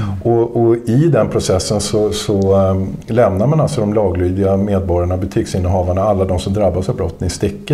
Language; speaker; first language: Swedish; native; Swedish